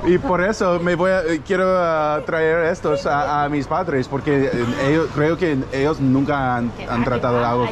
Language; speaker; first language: Spanish; non-native, learner; English